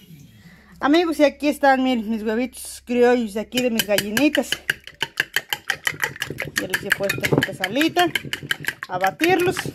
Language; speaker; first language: Spanish; native; Spanish